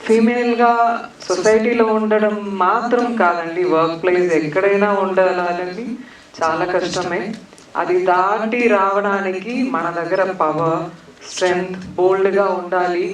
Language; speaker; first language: Telugu; non-native, learner; Tamil